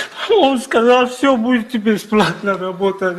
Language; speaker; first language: Russian; non-native, learner; Tajik